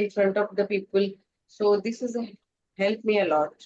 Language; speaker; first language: English; non-native, learner; Hindi